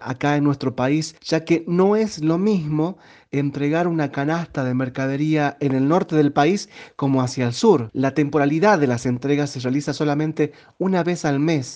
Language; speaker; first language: Spanish; native; Spanish